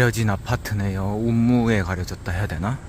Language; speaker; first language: Korean; native; Korean